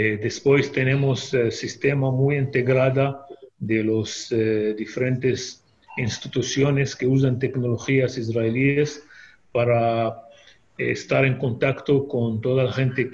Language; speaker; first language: Spanish; non-native, fluent; Hebrew